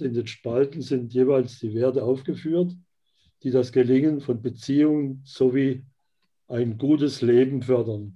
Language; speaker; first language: German; native; German